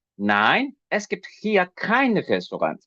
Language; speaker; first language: German; non-native, fluent; Turkish